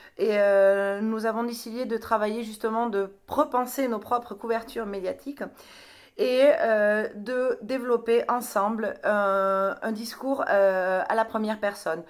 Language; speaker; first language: French; native; French